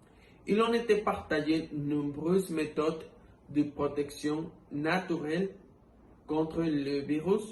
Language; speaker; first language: French; non-native, fluent; Spanish